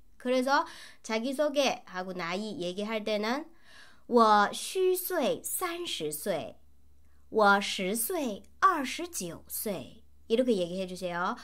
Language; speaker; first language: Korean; non-native, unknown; Chinese